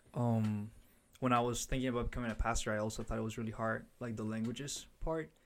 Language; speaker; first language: English; early bilingual, other home language; Spanish